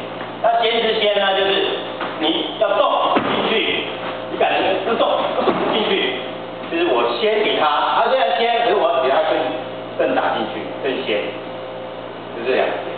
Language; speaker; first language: Chinese; native; Chinese